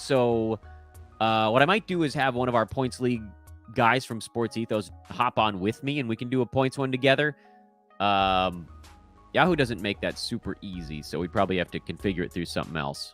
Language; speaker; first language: English; native; English